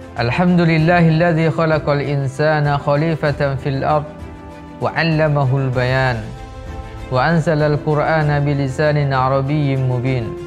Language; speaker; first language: Arabic; non-native, fluent; Indonesian